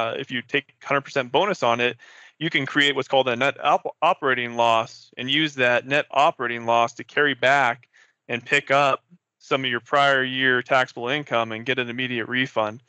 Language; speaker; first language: English; native; English